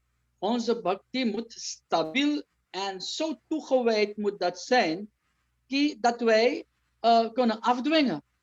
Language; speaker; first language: Dutch; non-native, local second language; Caribbean Hindustani